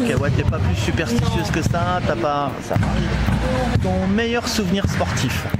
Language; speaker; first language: French; native; French